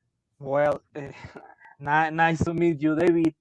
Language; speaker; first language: English; non-native, learner; Spanish